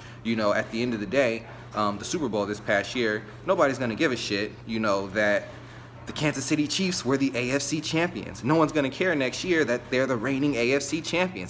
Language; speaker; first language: English; native; English